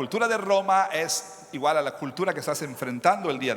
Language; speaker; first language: Spanish; non-native, fluent; English